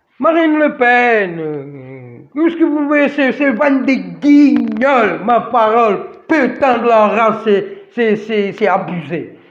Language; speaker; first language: French; non-native, fluent; Portuguese